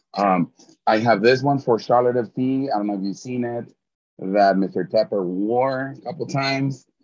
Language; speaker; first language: English; early bilingual, other home language; Spanish